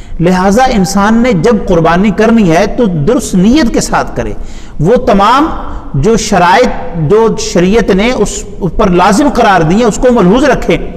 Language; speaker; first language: Urdu; non-native, local second language; Punjabi